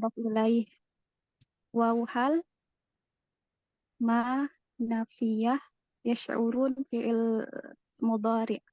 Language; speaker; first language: Arabic; non-native, learner; Indonesian